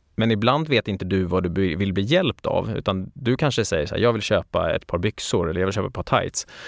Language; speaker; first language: Swedish; native; Swedish